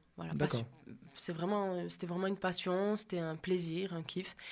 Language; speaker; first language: French; native; French